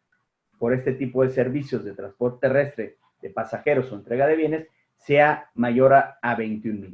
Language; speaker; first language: Spanish; native; Spanish